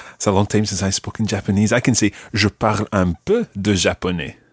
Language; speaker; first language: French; non-native, fluent; English